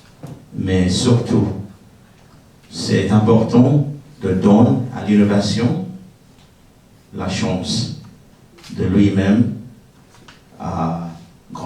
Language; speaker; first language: French; non-native, learner; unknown